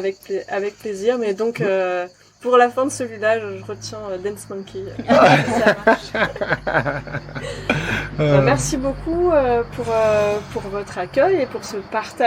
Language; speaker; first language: French; native; French